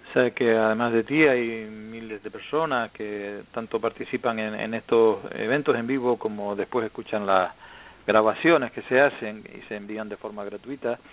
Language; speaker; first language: Spanish; native; Spanish